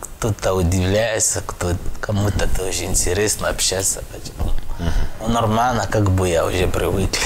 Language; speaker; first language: Russian; non-native, fluent; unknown